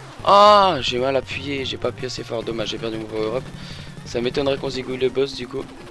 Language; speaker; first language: French; native; French